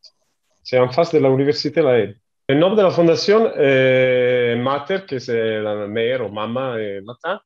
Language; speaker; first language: French; non-native, learner; Italian